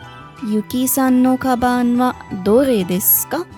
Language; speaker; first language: Japanese; non-native, fluent; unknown